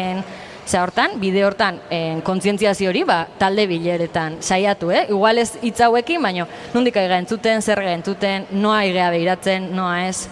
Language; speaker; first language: Basque; native; Basque